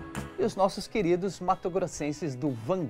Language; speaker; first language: Portuguese; native; Portuguese